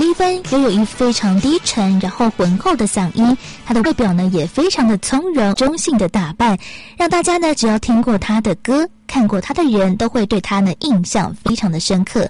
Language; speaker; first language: Chinese; native; Chinese